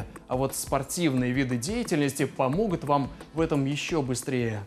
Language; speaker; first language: Russian; native; Russian